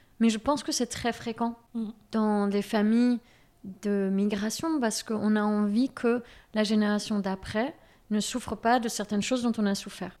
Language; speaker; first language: French; native; French